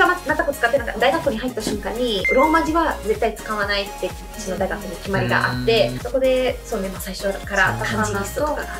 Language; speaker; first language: Japanese; non-native, fluent; Italian